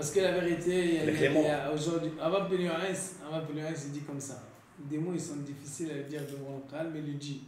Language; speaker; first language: French; native; French